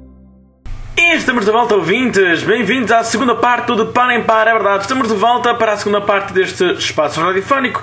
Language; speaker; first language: Portuguese; native; Portuguese